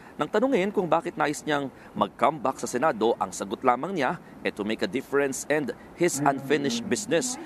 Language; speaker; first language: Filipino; native; Filipino